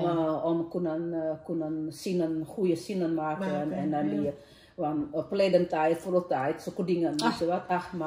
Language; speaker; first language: Dutch; non-native, learner; Indonesian